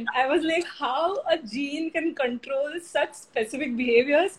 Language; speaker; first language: English; non-native, local second language; Marathi